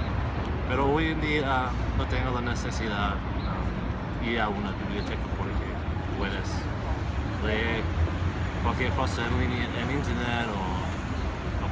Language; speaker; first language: Spanish; non-native, fluent; English